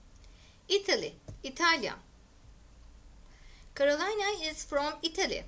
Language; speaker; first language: English; non-native, fluent; Turkish